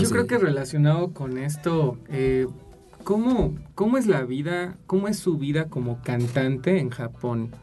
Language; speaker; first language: Spanish; native; Spanish